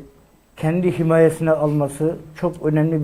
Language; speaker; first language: Turkish; native; Turkish